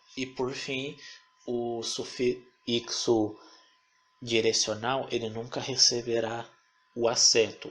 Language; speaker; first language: Portuguese; native; Portuguese